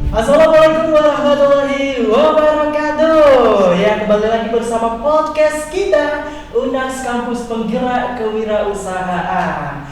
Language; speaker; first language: Indonesian; non-native, local second language; Madurese